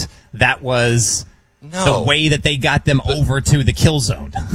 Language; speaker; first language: English; native; English